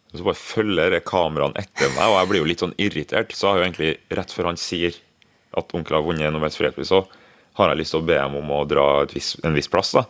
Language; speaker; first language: Norwegian; early bilingual, other home language; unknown